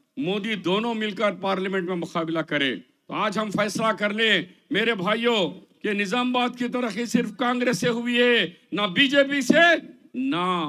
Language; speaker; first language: Hindi; non-native, local second language; Urdu